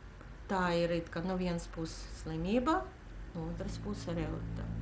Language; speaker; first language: Latvian; non-native, local second language; Russian